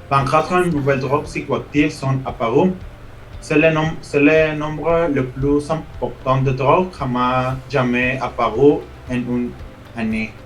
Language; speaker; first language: French; non-native, fluent; Spanish